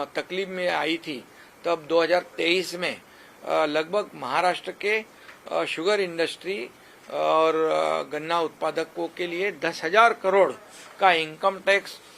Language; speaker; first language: Hindi; non-native, local second language; Marathi